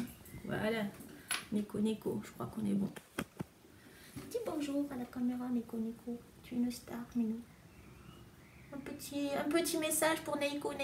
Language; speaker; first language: French; native; French